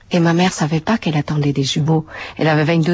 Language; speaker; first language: French; native; French